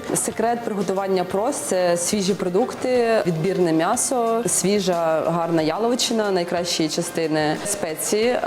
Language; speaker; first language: Ukrainian; early bilingual, other home language; Uzbek